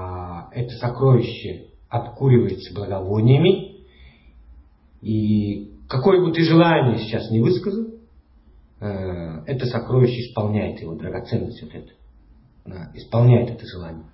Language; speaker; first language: Russian; native; Russian